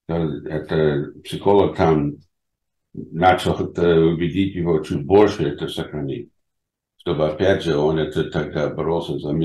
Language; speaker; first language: Russian; non-native, fluent; English